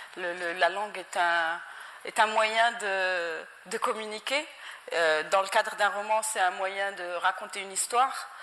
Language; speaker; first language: French; non-native, local second language; Arabic